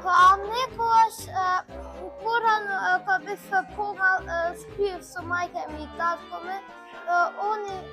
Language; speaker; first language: Macedonian; early bilingual, heritage; Macedonian